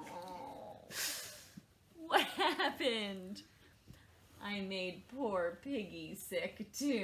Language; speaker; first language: English; native; English